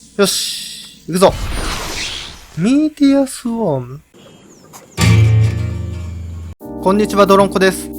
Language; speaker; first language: Japanese; native; Japanese